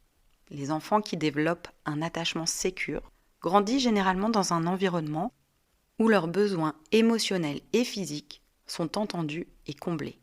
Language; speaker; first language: French; native; French